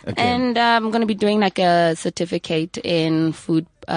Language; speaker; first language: English; non-native, local second language; Tswana